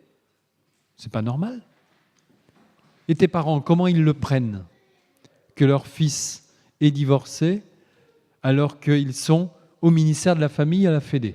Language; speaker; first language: French; native; French